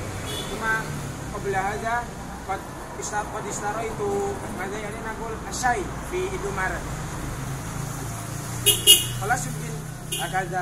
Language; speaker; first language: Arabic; non-native, learner; Indonesian